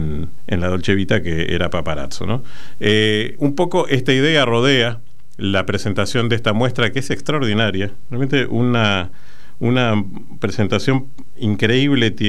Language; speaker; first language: Spanish; native; Spanish